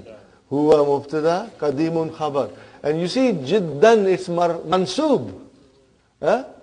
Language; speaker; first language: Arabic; non-native, fluent; Urdu